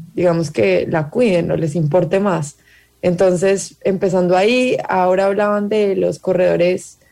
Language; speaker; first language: Spanish; native; Spanish